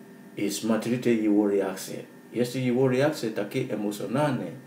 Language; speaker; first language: Russian; non-native, learner; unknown